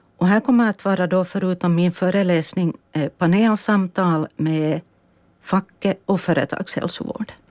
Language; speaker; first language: Swedish; native; Swedish